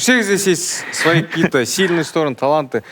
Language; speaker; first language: Russian; non-native, local second language; Kazakh